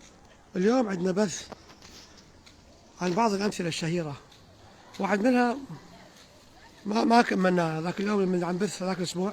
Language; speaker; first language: Arabic; native; Arabic